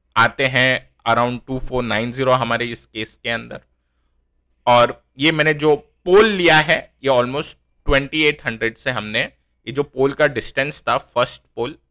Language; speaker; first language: Hindi; native; Hindi